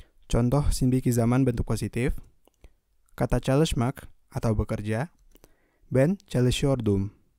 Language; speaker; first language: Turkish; non-native, fluent; Indonesian